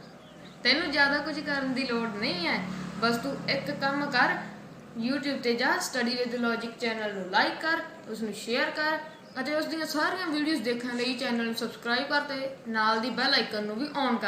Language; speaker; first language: Punjabi; native; Punjabi